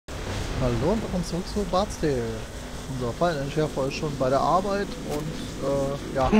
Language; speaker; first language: German; native; German